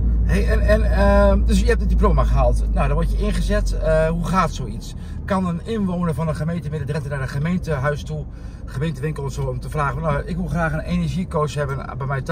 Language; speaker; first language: Dutch; native; Dutch